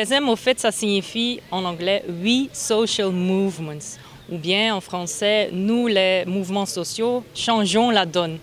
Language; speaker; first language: French; non-native, local second language; Dutch